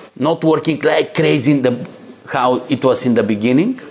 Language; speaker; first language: English; non-native, learner; Bulgarian